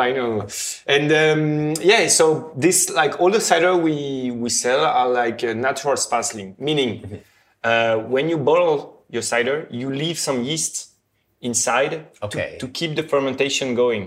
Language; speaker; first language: English; non-native, fluent; French